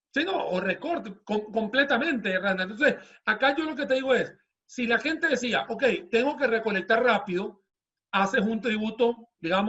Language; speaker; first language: Spanish; native; Spanish